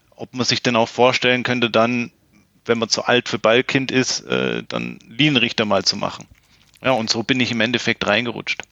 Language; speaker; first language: German; native; German